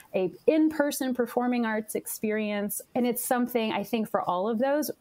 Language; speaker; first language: English; native; English